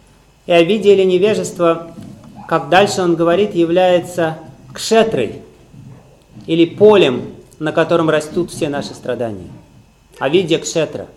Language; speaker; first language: Russian; native; Russian